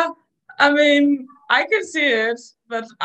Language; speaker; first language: English; non-native, fluent; Spanish